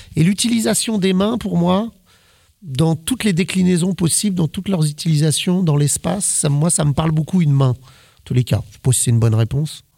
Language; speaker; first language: French; native; French